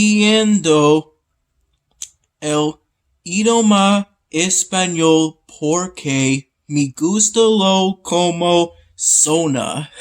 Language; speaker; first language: Spanish; non-native, learner; English